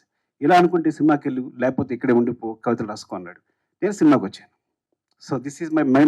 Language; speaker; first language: Telugu; native; Telugu